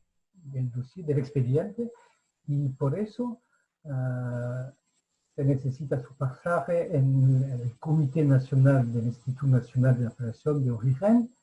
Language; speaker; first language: Spanish; non-native, fluent; French